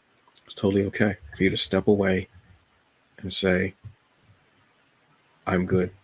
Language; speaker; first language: English; native; English